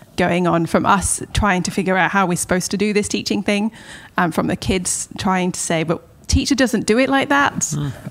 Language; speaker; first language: English; native; English